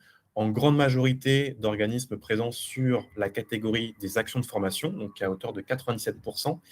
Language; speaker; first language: French; native; French